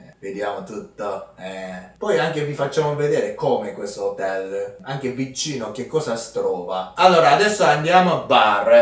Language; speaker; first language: Italian; non-native, learner; Japanese